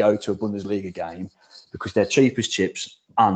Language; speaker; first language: English; native; English